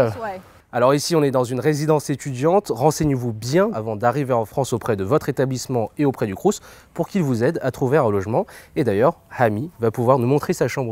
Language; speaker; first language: French; native; French